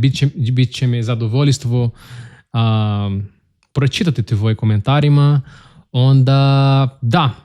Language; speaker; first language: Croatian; non-native, learner; Portuguese